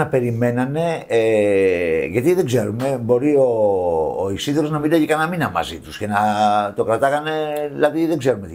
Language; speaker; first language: Greek; native; Greek